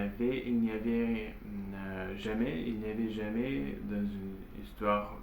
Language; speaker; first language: French; non-native, learner; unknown